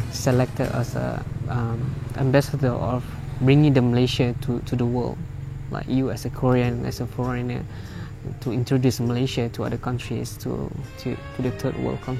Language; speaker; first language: English; non-native, local second language; Malay